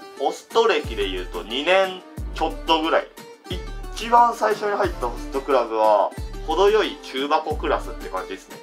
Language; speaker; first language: Japanese; native; Japanese